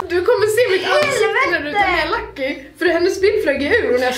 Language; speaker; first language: Swedish; native; Swedish